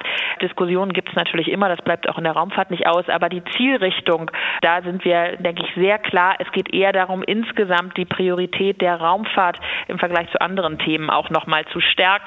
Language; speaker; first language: German; native; German